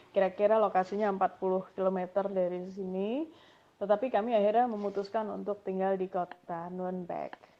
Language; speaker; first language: Indonesian; native; Indonesian